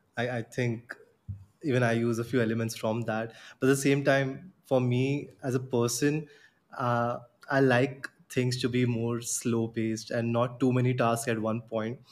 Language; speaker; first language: English; non-native, local second language; Gujarati